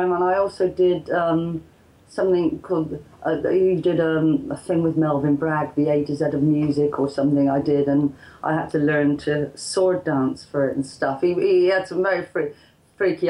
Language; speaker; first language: English; native; English